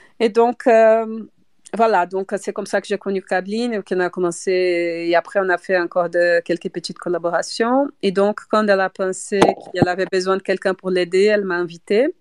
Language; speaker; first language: French; non-native, fluent; Portuguese